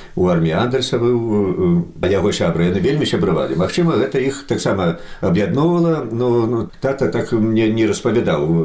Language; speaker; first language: Belarusian; native; Belarusian